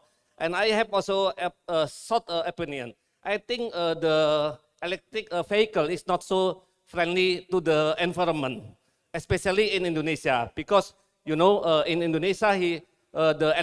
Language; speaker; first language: English; non-native, learner; Indonesian